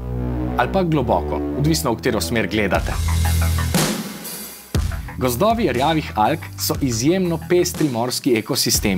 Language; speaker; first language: Slovenian; native; Slovenian